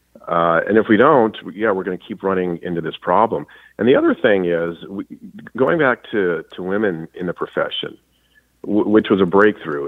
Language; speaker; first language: English; native; English